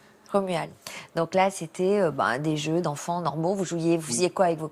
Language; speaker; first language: French; native; French